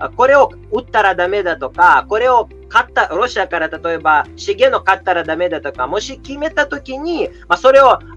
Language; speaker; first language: Japanese; non-native, fluent; Russian